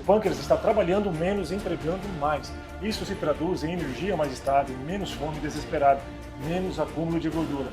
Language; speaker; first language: Portuguese; native; Portuguese